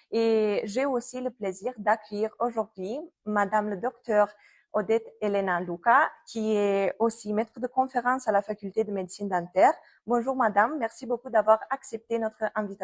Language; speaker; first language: French; non-native, fluent; Romanian